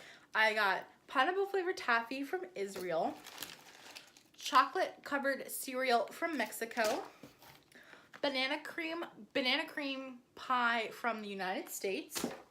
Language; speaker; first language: English; native; English